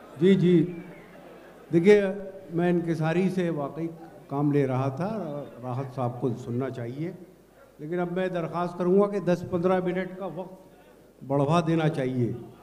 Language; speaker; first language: Urdu; native; Urdu